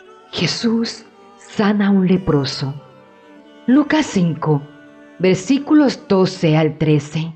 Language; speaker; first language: Spanish; native; Spanish